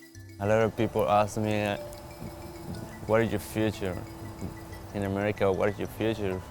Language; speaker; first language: English; non-native, fluent; Spanish